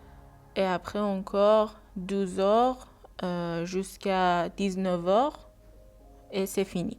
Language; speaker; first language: French; non-native, learner; Persian